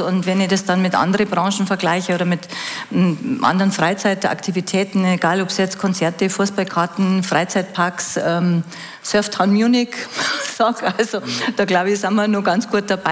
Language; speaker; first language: German; native; German